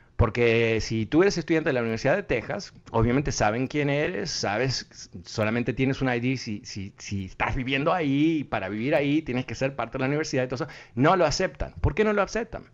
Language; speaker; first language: Spanish; early bilingual, heritage; Spanish